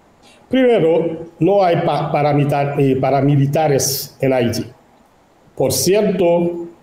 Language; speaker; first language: Spanish; non-native, local second language; Haitian Creole